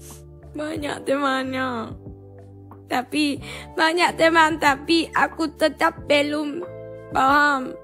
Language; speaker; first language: Indonesian; non-native, learner; Vietnamese